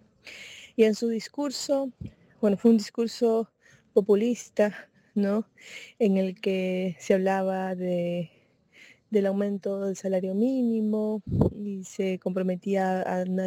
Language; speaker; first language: Spanish; native; Spanish